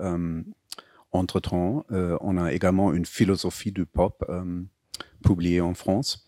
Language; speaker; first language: French; non-native, fluent; German